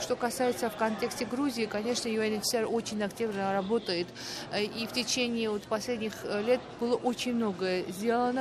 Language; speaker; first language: Russian; non-native, fluent; Georgian